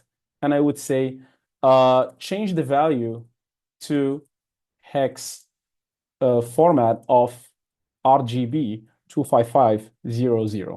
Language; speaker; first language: English; non-native, fluent; Arabic